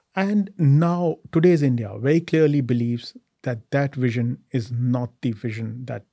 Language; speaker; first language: English; non-native, local second language; Hindi